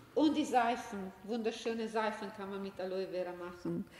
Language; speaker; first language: German; non-native, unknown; Italian